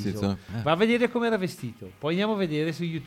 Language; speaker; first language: Italian; native; Italian